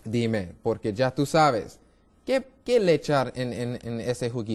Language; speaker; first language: Spanish; non-native, learner; English